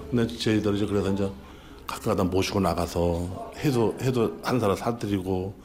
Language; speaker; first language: Korean; native; Korean